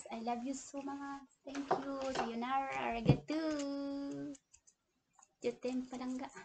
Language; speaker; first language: English; non-native, learner; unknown